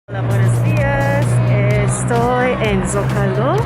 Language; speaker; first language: Spanish; non-native, learner; English